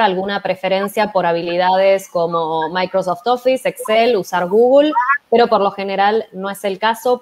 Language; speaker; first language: Spanish; native; Spanish